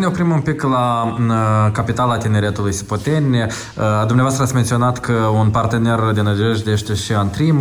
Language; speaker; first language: Romanian; native; Romanian